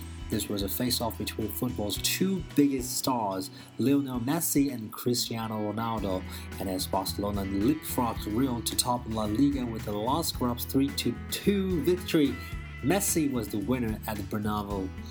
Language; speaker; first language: English; non-native, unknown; Chinese